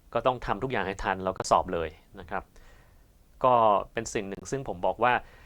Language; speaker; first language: Thai; native; Thai